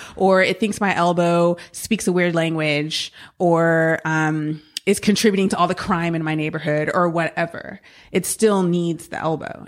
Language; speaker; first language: English; native; English